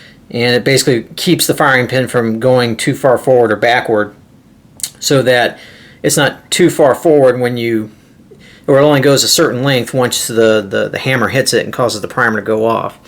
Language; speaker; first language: English; native; English